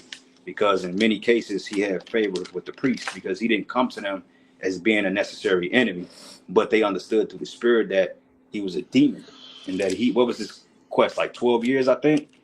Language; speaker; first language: English; native; English